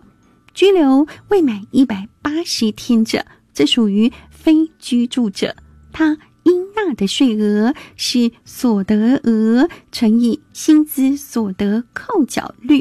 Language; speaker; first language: Chinese; native; Chinese